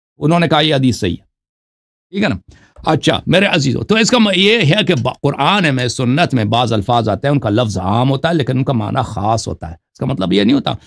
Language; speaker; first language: Urdu; non-native, fluent; Persian